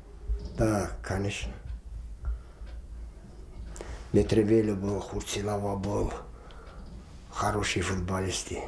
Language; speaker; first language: Russian; non-native, local second language; Azerbaijani